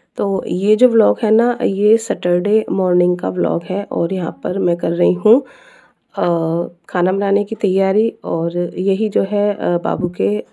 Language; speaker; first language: Hindi; native; Hindi